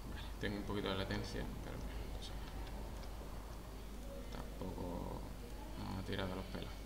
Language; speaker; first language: Spanish; native; Spanish